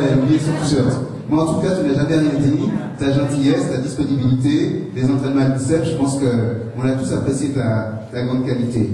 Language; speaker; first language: French; native; French